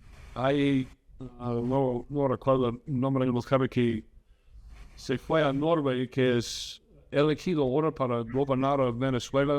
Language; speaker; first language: Spanish; non-native, fluent; English